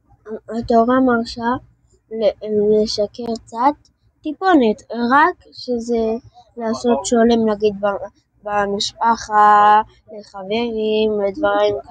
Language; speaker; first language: Hebrew; early bilingual, heritage; French